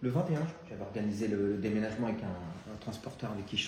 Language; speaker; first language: French; native; French